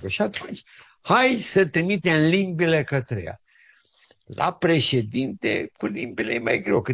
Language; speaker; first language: Romanian; native; Romanian